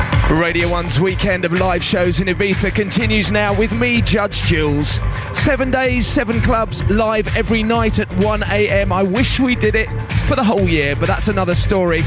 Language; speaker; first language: English; native; English